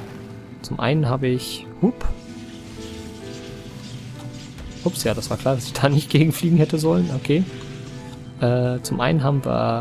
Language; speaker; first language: German; native; German